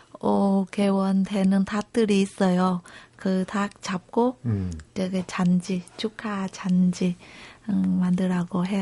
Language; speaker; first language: Korean; non-native, local second language; Vietnamese